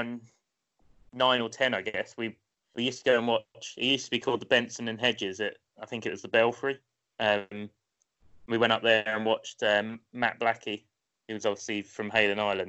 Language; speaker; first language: English; native; English